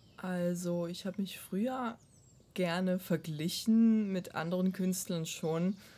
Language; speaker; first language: German; non-native, fluent; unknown